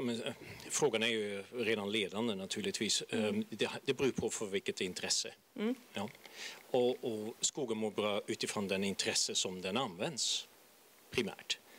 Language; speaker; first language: Swedish; non-native, fluent; Dutch